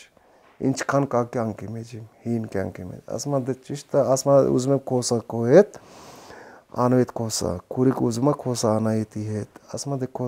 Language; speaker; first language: Armenian; non-native, learner; Hindi